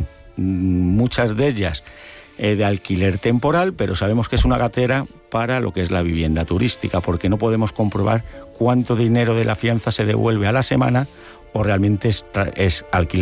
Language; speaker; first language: Spanish; native; Spanish